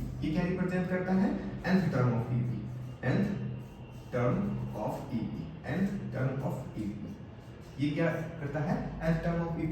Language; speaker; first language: Hindi; native; Hindi